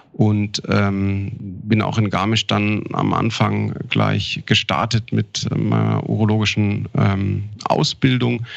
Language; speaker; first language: German; native; German